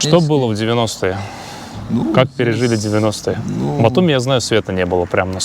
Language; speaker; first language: Russian; native; Russian